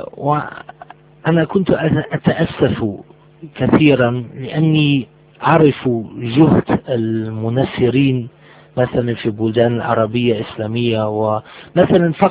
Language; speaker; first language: Arabic; non-native, learner; German